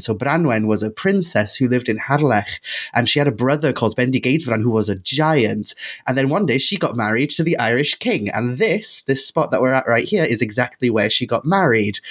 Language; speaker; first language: English; non-native, local second language; Welsh